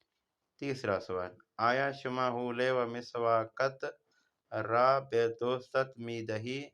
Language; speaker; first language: Persian; non-native, fluent; Urdu